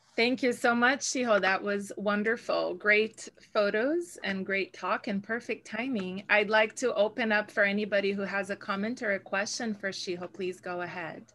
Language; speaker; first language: English; non-native, fluent; Portuguese